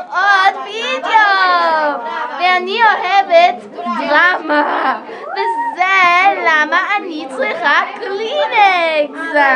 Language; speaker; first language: Hebrew; non-native, learner; English